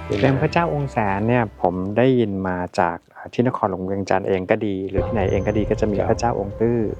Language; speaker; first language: Thai; native; Thai